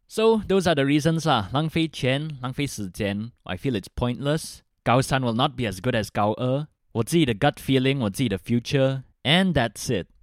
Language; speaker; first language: English; non-native, local second language; Chinese